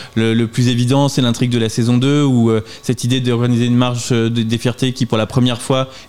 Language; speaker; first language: French; native; French